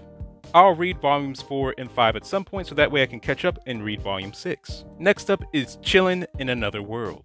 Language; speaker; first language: English; native; English